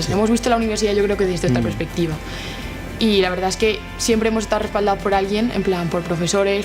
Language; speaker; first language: Spanish; native; Spanish